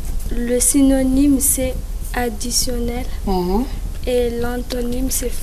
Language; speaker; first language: French; non-native, local second language; Comorian